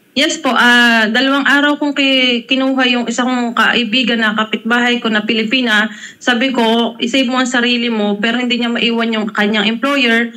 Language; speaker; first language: Filipino; native; Filipino